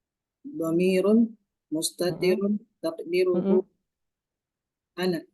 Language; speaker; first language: Arabic; non-native, learner; Indonesian